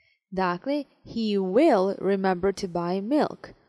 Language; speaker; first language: English; non-native, fluent; Serbian